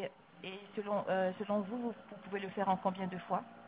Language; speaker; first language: French; native; French